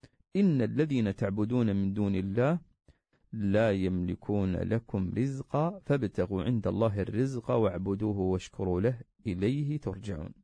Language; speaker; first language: Arabic; native; Arabic